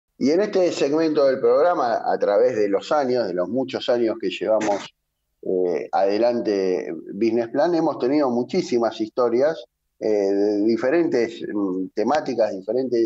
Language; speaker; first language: Spanish; native; Spanish